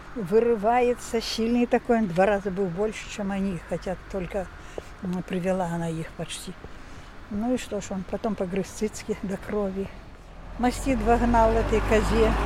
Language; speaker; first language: Russian; non-native, local second language; Polish